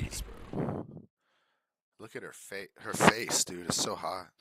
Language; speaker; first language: English; native; English